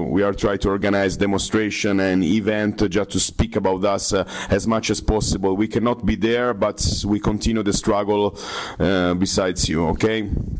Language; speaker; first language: English; non-native, fluent; Italian